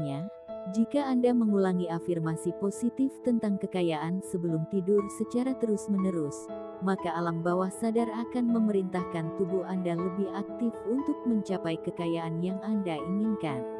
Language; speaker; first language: Indonesian; native; Indonesian